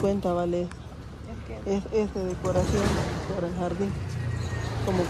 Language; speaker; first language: Spanish; native; Spanish